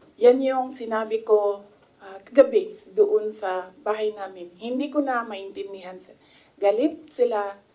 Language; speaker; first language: Filipino; non-native, local second language; Cebuano